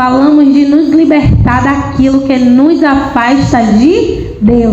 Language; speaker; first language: Portuguese; native; Portuguese